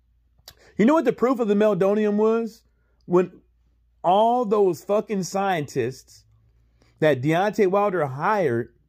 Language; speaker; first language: English; native; English